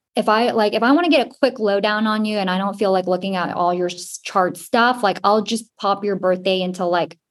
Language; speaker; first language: English; native; English